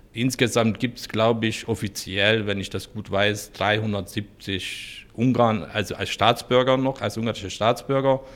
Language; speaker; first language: German; non-native, fluent; Hungarian